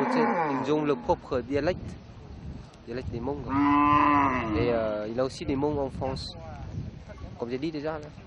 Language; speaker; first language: French; non-native, fluent; Vietnamese